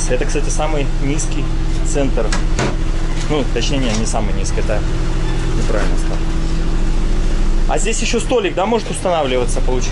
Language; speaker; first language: Russian; native; Russian